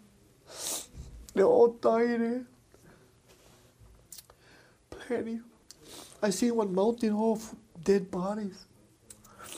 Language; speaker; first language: English; native; English